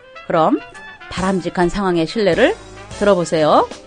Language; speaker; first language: Korean; native; Korean